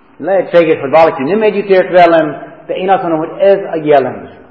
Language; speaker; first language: Hungarian; non-native, learner; English